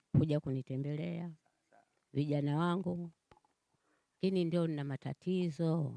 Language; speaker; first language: Swahili; native; Swahili